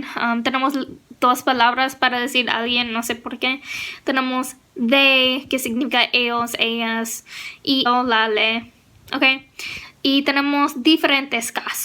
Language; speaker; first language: Spanish; non-native, fluent; English